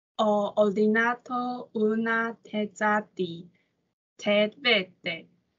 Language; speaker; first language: Italian; non-native, learner; Chinese